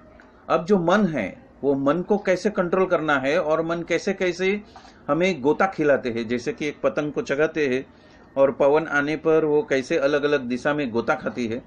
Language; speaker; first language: Hindi; non-native, local second language; Gujarati